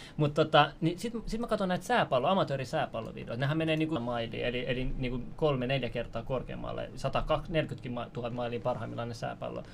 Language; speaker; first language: Finnish; native; Finnish